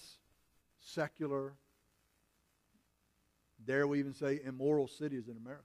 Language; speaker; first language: English; native; English